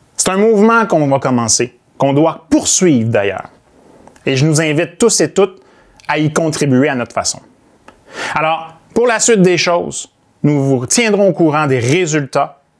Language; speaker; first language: French; native; French